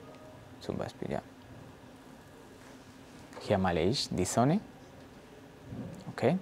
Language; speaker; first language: German; non-native, learner; Spanish